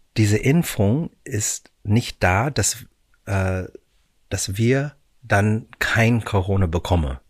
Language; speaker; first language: German; non-native, fluent; English